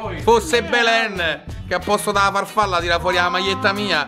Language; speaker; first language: Italian; native; Italian